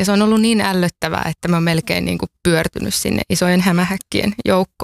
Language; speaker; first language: Finnish; native; Finnish